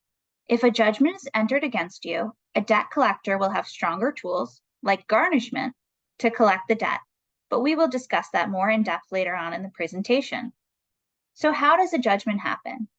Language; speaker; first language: English; native; English